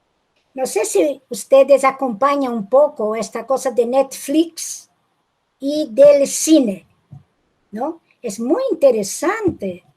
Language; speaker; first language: Spanish; non-native, fluent; Portuguese